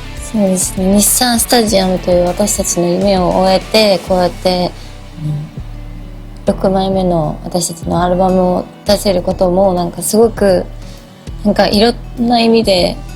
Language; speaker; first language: Japanese; native; Japanese